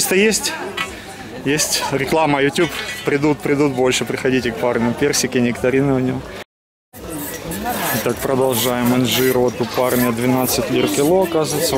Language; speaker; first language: Russian; native; Russian